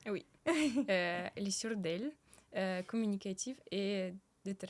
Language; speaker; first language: French; early bilingual, other home language; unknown